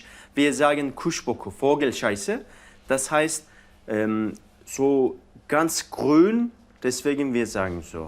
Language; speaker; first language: German; non-native, learner; Turkish